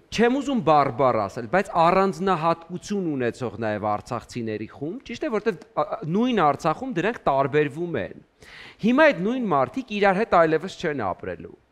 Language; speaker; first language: Armenian; native; Armenian